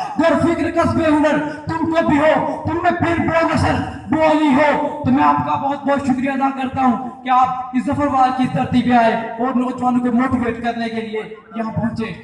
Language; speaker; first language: Urdu; non-native, local second language; Punjabi